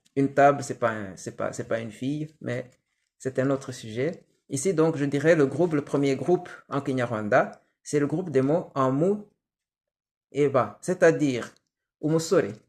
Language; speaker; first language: French; non-native, local second language; Kinyarwanda